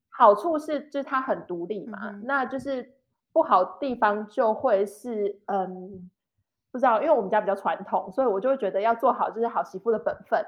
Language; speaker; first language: Chinese; native; Chinese